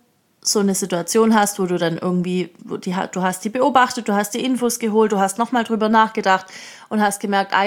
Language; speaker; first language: German; native; German